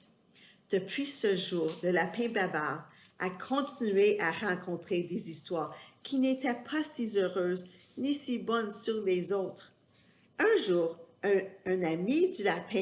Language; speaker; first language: French; non-native, fluent; English